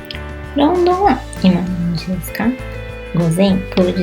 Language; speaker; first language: Japanese; non-native, learner; Portuguese